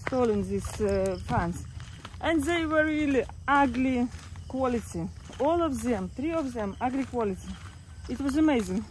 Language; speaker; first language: English; non-native, learner; Russian